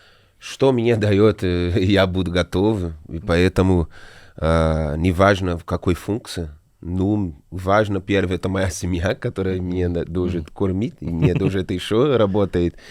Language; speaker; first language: Russian; non-native, learner; Portuguese